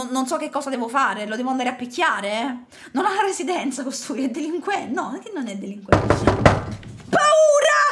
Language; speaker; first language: Italian; native; Italian